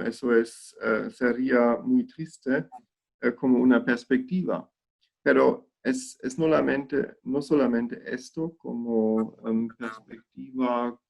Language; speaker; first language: Spanish; non-native, fluent; German